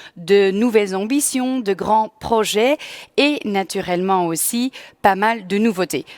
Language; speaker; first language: French; non-native, local second language; Dutch